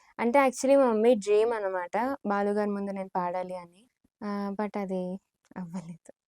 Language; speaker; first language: Telugu; native; Telugu